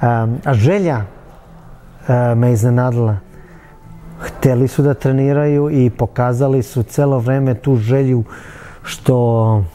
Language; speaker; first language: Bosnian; early bilingual, heritage; Bosnian